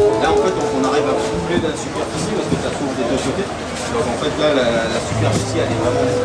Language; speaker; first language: French; native; French